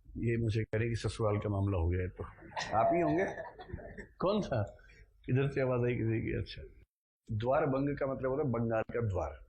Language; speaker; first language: Hindi; native; Hindi